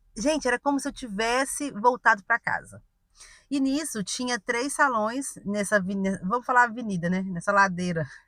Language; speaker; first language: Portuguese; native; Portuguese